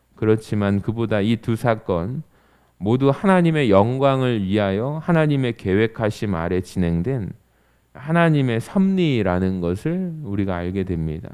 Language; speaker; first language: Korean; native; Korean